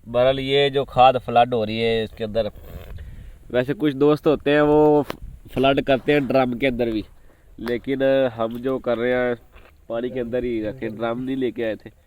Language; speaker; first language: Urdu; non-native, local second language; Punjabi